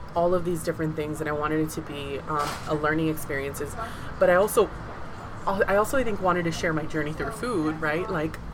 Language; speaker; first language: English; native; English